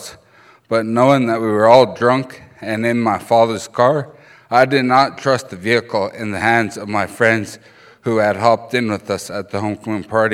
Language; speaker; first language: English; early bilingual, other home language; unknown